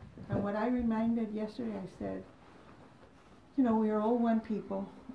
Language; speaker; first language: English; native; English